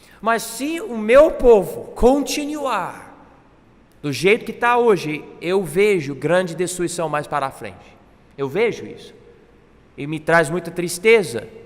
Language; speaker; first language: Portuguese; non-native, fluent; English